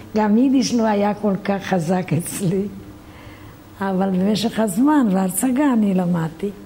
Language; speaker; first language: Hebrew; non-native, fluent; Romanian